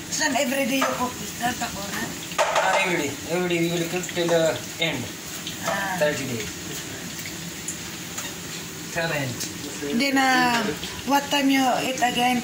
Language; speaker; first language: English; non-native, learner; Filipino